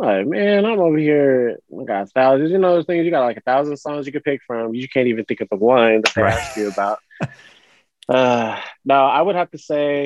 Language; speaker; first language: English; native; English